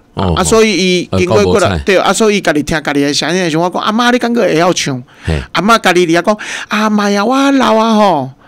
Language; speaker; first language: Chinese; native; Chinese